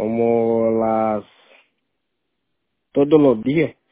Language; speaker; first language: Spanish; non-native, learner; Portuguese